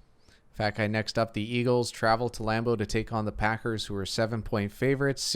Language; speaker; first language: English; native; English